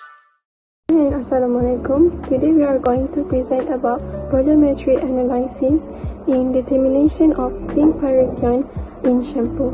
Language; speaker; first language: English; non-native, local second language; Malay